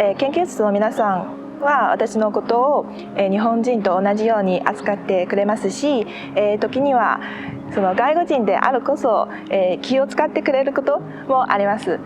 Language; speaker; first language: Japanese; non-native, fluent; Chinese